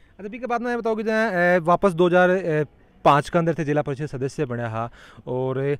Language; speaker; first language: Hindi; native; Hindi